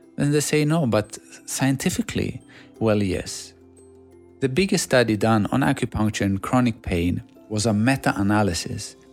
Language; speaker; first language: English; non-native, fluent; Swedish